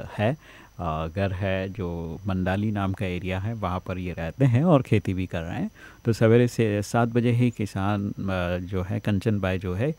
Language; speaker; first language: Hindi; native; Hindi